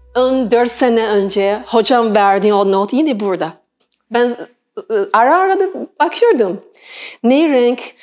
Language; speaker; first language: Turkish; non-native, learner; Chinese